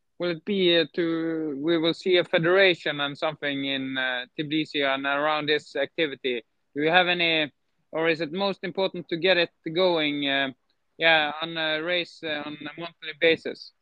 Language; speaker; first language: English; non-native, fluent; Norwegian